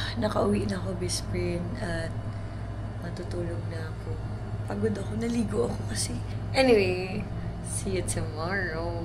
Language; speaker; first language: Filipino; non-native, local second language; Cebuano